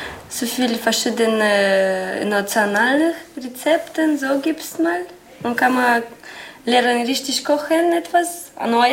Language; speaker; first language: German; non-native, learner; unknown